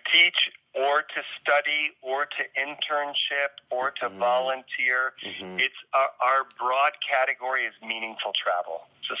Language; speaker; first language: English; native; English